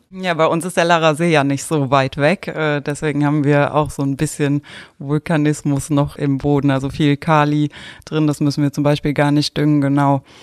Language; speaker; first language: German; native; German